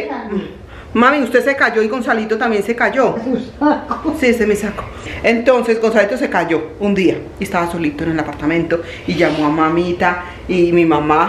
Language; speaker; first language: Spanish; native; Spanish